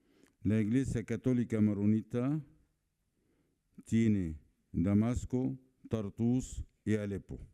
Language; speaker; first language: Spanish; non-native, fluent; Arabic